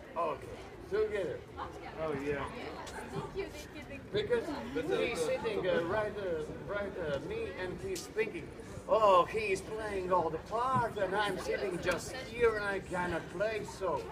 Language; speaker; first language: English; non-native, learner; Latvian